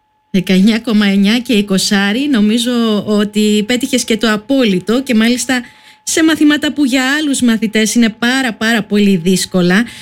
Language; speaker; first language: Greek; native; Greek